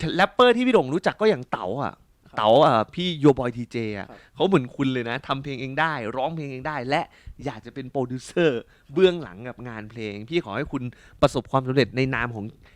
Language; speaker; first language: Thai; native; Thai